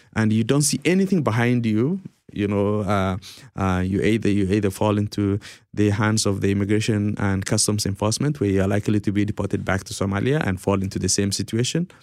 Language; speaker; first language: English; early bilingual, other home language; Somali